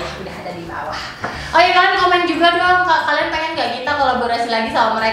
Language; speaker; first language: Indonesian; native; Indonesian